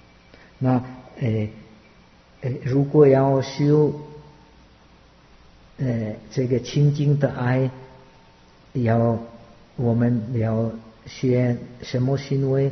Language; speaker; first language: Chinese; non-native, fluent; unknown